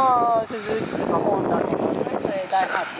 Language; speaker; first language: Italian; non-native, learner; Japanese